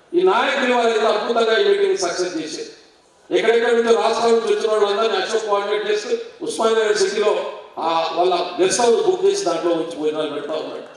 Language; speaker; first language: Telugu; non-native, local second language; Lambadi